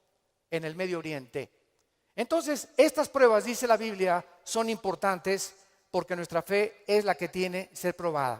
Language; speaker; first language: Spanish; native; Spanish